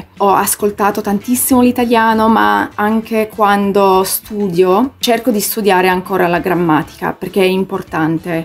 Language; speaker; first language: Italian; early bilingual, heritage; English